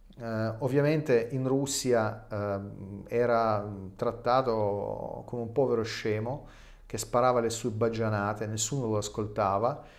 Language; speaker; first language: Italian; non-native, fluent; Russian